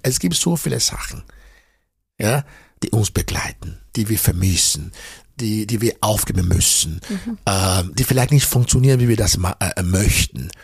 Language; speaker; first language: German; non-native, fluent; Bini